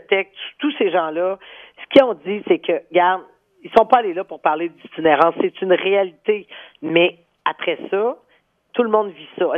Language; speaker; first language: French; native; French